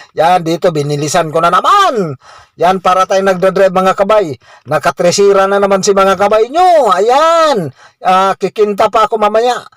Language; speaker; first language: Filipino; non-native, local second language; Cebuano